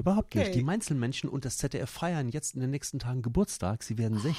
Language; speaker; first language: German; native; German